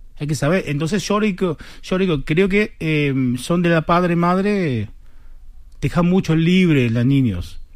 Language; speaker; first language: Spanish; non-native, learner; Chinese